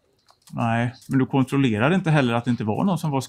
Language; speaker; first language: Swedish; native; Swedish